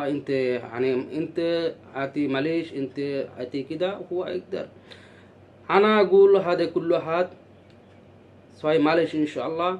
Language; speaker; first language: Arabic; non-native, learner; Bangla